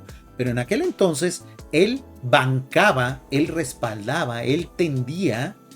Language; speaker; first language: Spanish; native; Spanish